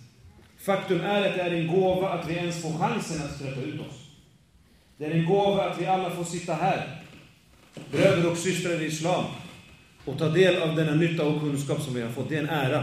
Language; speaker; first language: Swedish; native; Swedish